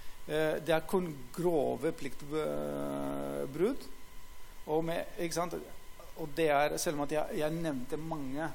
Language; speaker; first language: Norwegian; non-native, fluent; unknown